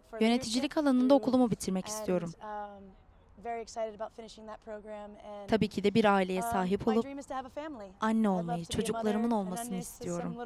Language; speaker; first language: Turkish; non-native, learner; English